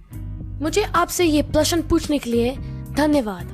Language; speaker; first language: Hindi; non-native, learner; English